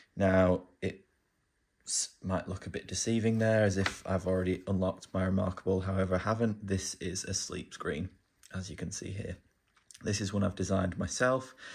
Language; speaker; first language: English; native; English